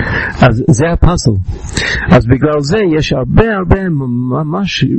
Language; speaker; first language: Hebrew; non-native, fluent; English